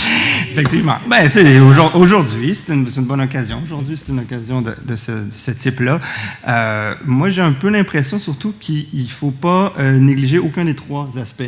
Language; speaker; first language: French; native; French